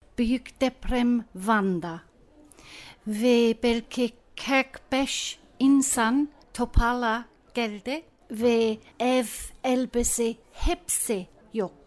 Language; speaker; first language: Turkish; non-native, learner; English